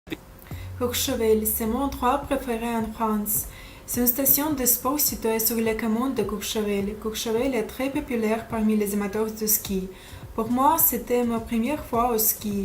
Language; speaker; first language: French; non-native, learner; Russian